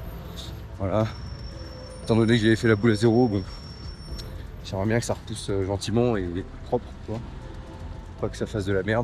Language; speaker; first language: French; native; French